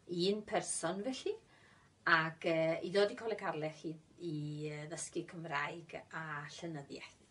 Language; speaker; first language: Welsh; early bilingual, heritage; Spanish